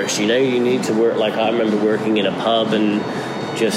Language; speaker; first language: English; native; English